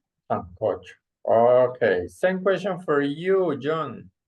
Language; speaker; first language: English; non-native, fluent; Spanish